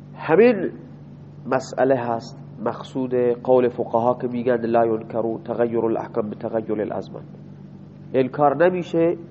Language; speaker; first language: Persian; non-native, local second language; Baluchi